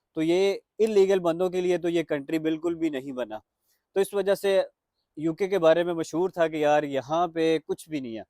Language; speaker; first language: Urdu; non-native, local second language; Pashto